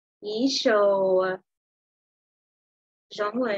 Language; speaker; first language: Chinese; non-native, learner; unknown